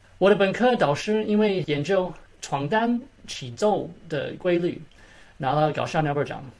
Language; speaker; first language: Chinese; early bilingual, heritage; Chinese